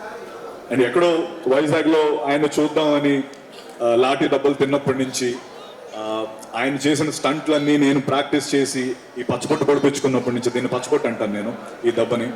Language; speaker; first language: Telugu; native; Telugu